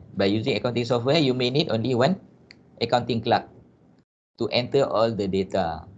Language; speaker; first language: English; non-native, local second language; Malay